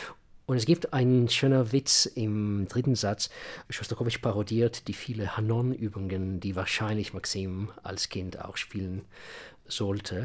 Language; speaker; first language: German; non-native, fluent; Russian